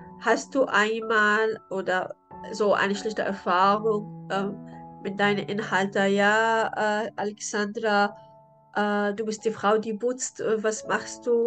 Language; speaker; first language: German; non-native, learner; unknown